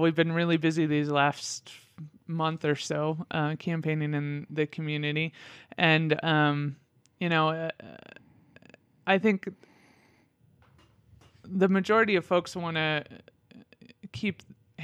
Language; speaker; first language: English; native; English